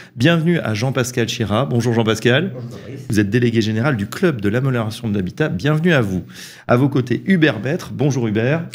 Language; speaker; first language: French; native; French